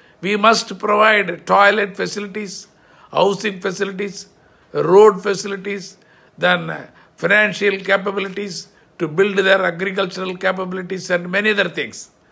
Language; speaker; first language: English; non-native, local second language; Tamil